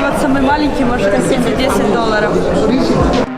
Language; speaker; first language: Russian; native; Russian